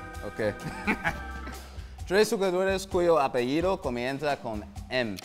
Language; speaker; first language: Spanish; non-native, learner; Dutch